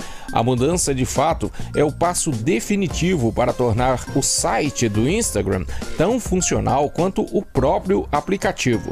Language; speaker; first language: Portuguese; native; Portuguese